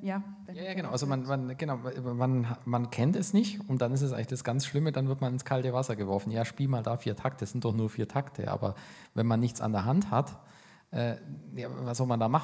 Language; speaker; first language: German; native; German